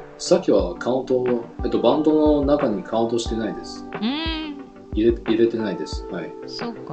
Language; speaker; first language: Japanese; non-native, fluent; Chinese